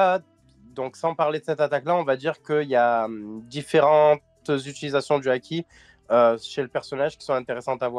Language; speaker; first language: French; native; French